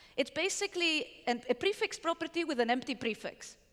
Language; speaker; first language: English; non-native, fluent; Greek